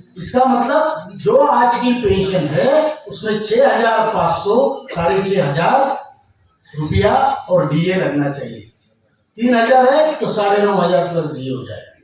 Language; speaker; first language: Hindi; non-native, local second language; Marathi